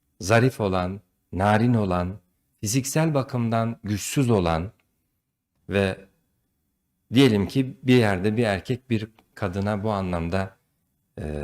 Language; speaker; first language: Turkish; native; Turkish